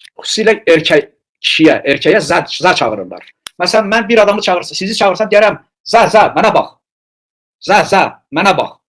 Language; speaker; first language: Azerbaijani; non-native, local second language; Talysh